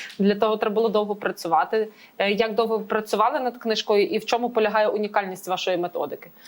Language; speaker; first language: Ukrainian; native; Ukrainian